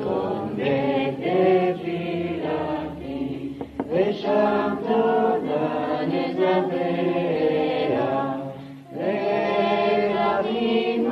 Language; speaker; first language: Hebrew; non-native, fluent; French